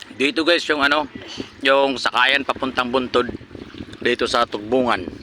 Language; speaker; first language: Filipino; non-native, local second language; Masbatenyo